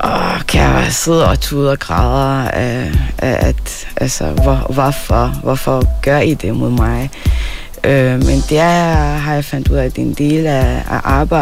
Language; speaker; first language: Danish; early bilingual, other home language; Arabic